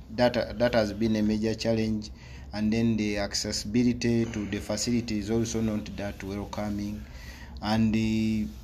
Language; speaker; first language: English; non-native, local second language; Ganda